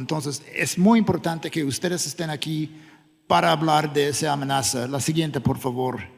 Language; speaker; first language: Spanish; non-native, fluent; English